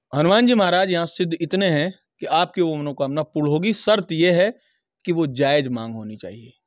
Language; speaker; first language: Hindi; native; Hindi